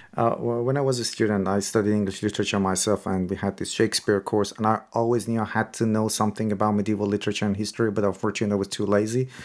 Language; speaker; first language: English; non-native, fluent; Persian